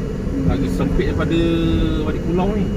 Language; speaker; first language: Malay; native; Malay